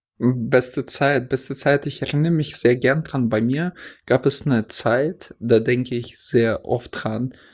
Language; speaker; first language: German; non-native, fluent; Russian